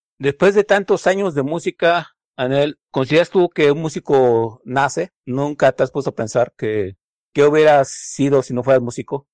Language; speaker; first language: Spanish; native; Spanish